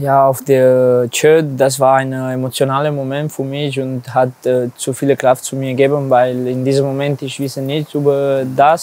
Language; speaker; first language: German; non-native, learner; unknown